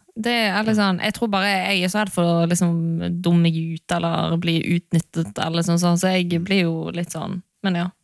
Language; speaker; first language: Norwegian; native; Norwegian